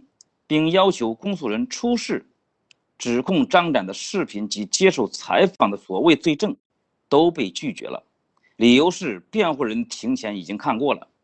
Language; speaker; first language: Chinese; native; Chinese